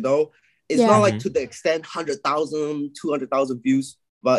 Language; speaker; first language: English; non-native, local second language; Chinese